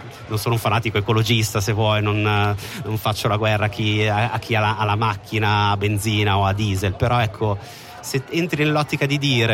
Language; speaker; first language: Italian; native; Italian